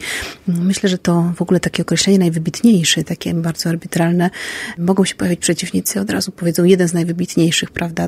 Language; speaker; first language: Polish; native; Polish